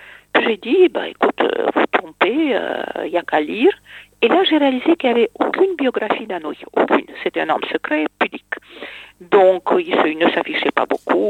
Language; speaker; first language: French; non-native, fluent; Romanian